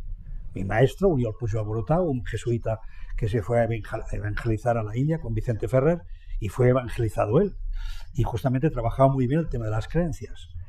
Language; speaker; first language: Spanish; native; Spanish